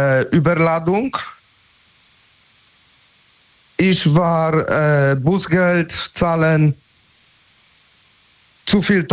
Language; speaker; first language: German; non-native, learner; Polish